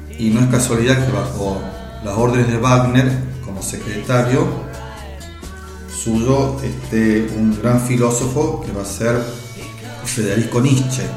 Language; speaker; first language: Spanish; native; Spanish